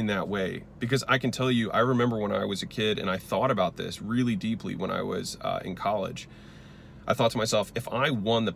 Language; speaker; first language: English; native; English